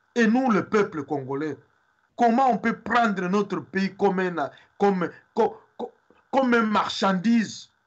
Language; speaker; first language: French; non-native, local second language; Swahili